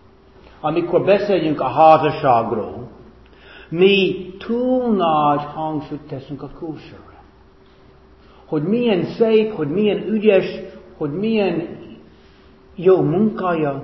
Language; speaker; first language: Hungarian; non-native, fluent; English